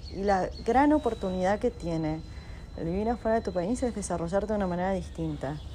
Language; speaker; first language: Spanish; native; Spanish